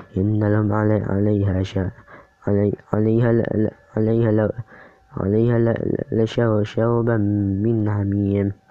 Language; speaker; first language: Arabic; non-native, learner; Indonesian